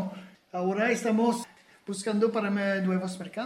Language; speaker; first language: Spanish; non-native, fluent; French